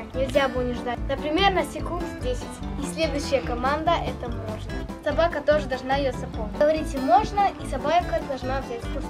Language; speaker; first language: Russian; native; Russian